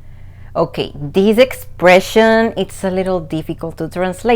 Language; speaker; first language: English; non-native, fluent; Spanish